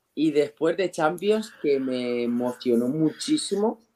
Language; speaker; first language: Spanish; native; Spanish